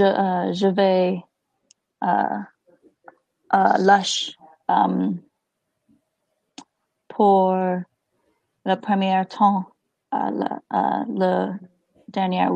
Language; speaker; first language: French; non-native, learner; English